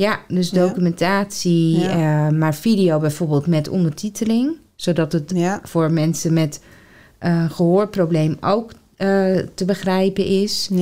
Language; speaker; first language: Dutch; native; Dutch